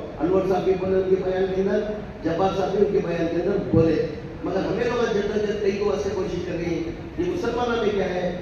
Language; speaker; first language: Hindi; native; Hindi